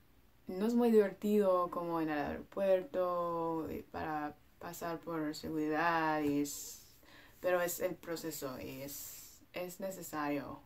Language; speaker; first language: Spanish; non-native, learner; English